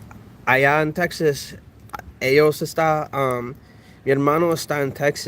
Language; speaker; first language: Spanish; early bilingual, heritage; English